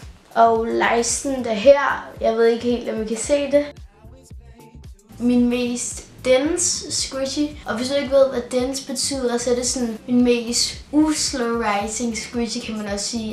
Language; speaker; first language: Danish; native; Danish